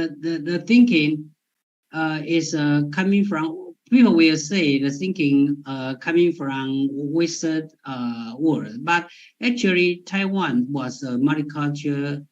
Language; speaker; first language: English; non-native, fluent; Chinese